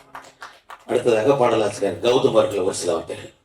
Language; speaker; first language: Tamil; native; Tamil